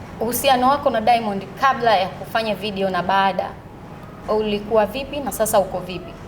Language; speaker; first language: Swahili; native; Swahili